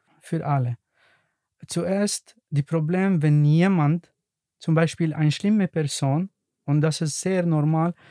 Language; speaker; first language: German; non-native, learner; Arabic